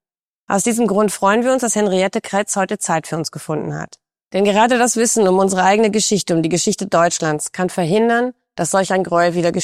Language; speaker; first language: German; native; German